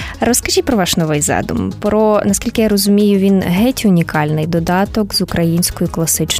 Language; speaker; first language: Ukrainian; native; Ukrainian